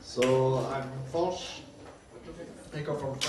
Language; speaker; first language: English; non-native, learner; French